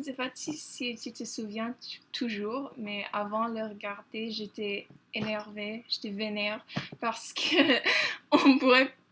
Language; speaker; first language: French; non-native, fluent; English